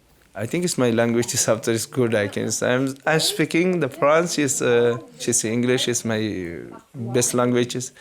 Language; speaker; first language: English; non-native, learner; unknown